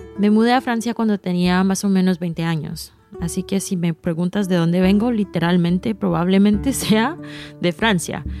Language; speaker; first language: Spanish; early bilingual, heritage; Spanish